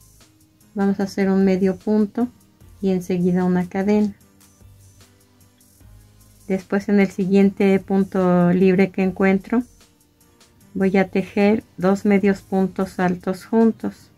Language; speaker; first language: Spanish; native; Spanish